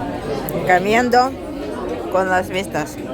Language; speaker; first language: Spanish; non-native, fluent; Russian